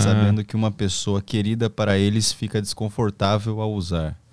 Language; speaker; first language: Portuguese; non-native, learner; Persian